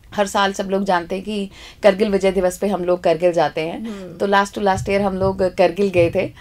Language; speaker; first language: Hindi; native; Hindi